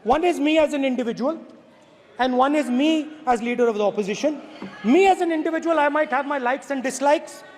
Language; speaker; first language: English; non-native, local second language; Hindi